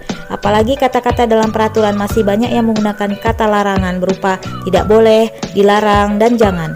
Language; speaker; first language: Indonesian; native; Indonesian